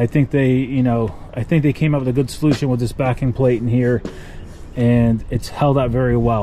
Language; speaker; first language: English; native; English